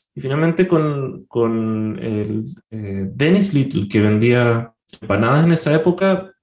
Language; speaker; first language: Spanish; native; Spanish